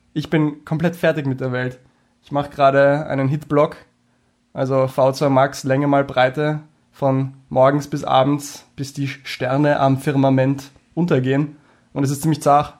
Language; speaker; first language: German; native; German